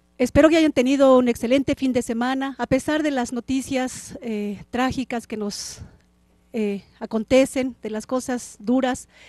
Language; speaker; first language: Spanish; native; Spanish